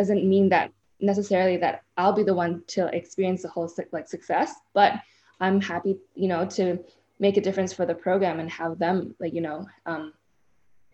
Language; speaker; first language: English; non-native, local second language; Cantonese